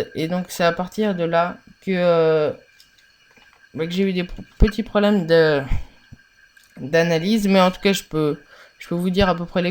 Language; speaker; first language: French; native; French